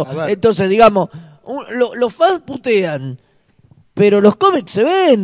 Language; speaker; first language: Spanish; native; Spanish